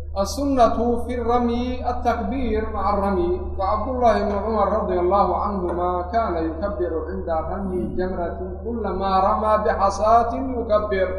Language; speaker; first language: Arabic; non-native, local second language; Somali